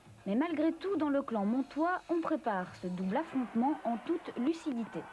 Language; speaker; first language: French; native; French